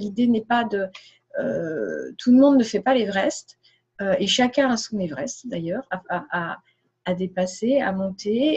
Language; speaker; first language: French; native; French